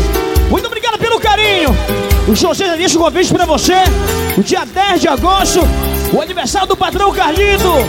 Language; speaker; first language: Portuguese; native; Portuguese